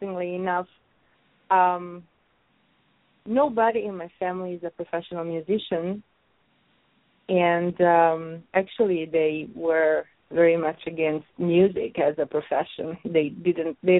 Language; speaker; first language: English; non-native, fluent; Italian